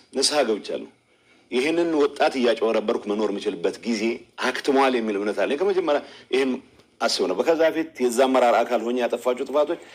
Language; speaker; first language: Amharic; non-native, local second language; Tigrinya